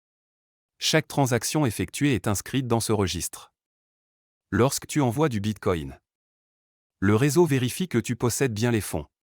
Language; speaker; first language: French; native; French